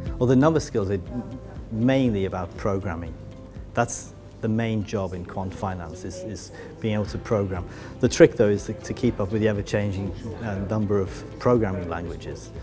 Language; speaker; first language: English; native; English